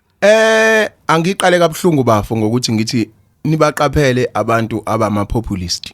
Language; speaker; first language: Zulu; native; Zulu